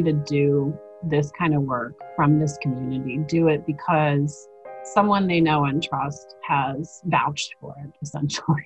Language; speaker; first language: English; native; English